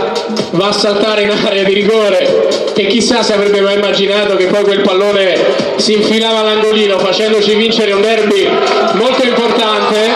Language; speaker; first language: Italian; native; Italian